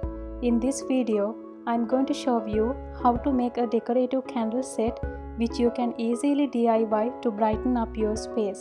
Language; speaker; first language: English; non-native, fluent; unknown